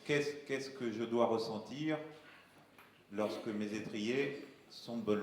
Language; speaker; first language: French; native; French